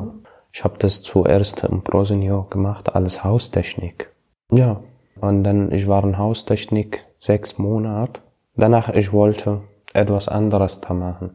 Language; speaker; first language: German; non-native, learner; Arabic